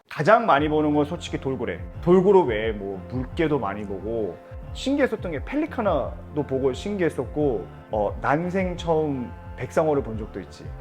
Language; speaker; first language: Korean; early bilingual, heritage; Korean